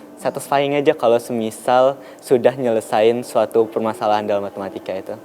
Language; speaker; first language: Indonesian; native; Indonesian